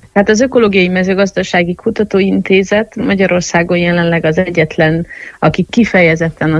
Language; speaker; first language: Hungarian; native; Hungarian